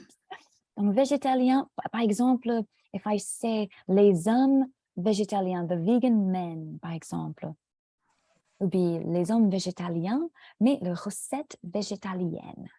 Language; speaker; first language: French; non-native, fluent; English